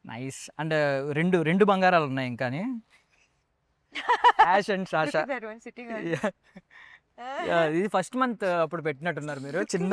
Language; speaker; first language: Telugu; native; Telugu